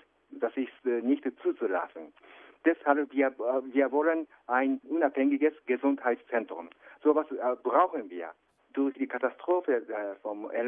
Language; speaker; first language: German; non-native, fluent; Japanese